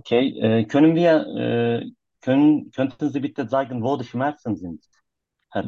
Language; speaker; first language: German; non-native, learner; Turkish